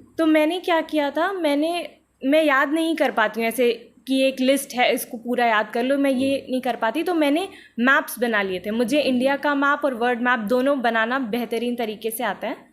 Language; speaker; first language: Hindi; native; Hindi